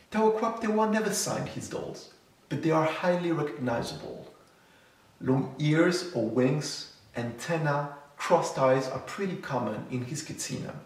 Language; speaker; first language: English; non-native, fluent; French